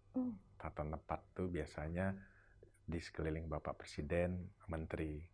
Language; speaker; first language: Indonesian; native; Indonesian